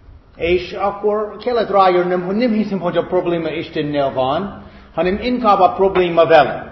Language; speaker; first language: Hungarian; non-native, fluent; English